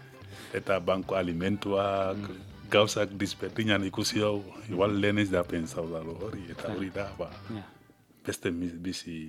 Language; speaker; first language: Basque; non-native, learner; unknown